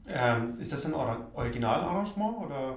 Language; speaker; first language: German; native; German